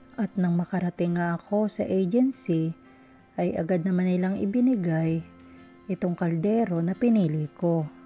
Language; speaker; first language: Filipino; native; Filipino